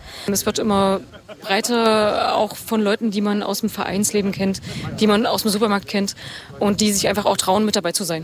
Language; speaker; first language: German; native; German